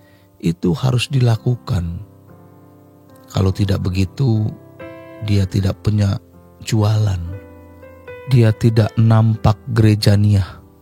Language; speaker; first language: Indonesian; native; Indonesian